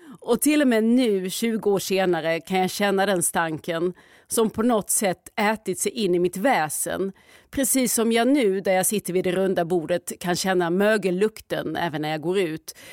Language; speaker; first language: Swedish; native; Swedish